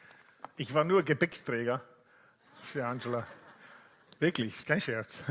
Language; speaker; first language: German; non-native, fluent; Italian